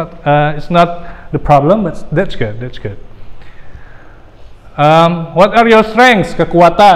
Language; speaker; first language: English; non-native, fluent; Indonesian